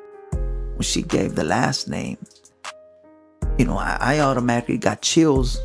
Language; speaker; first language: English; early bilingual, other home language; Spanish